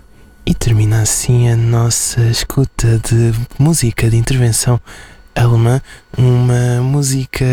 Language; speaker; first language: Portuguese; native; Portuguese